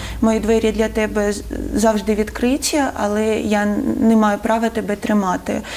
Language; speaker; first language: Ukrainian; non-native, local second language; Russian